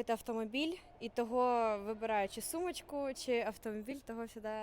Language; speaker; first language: Ukrainian; non-native, local second language; Russian